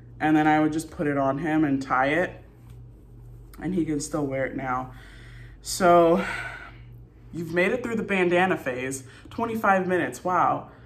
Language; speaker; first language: English; native; English